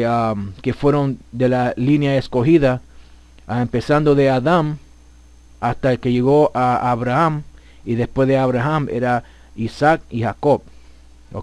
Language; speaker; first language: Spanish; early bilingual, heritage; Spanish